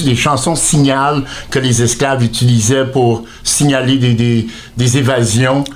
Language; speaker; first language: French; native; French